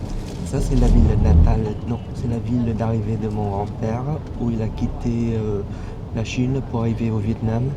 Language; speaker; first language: French; non-native, fluent; Vietnamese